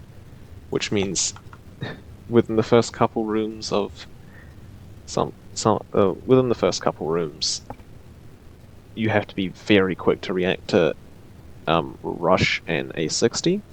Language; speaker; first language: English; native; English